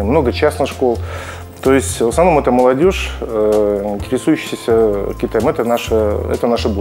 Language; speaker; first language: Russian; native; Russian